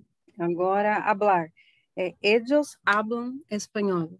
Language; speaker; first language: Spanish; non-native, learner; Portuguese